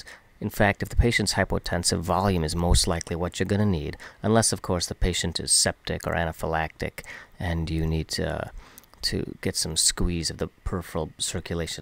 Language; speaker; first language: English; native; English